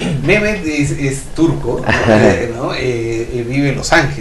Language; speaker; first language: Spanish; native; Spanish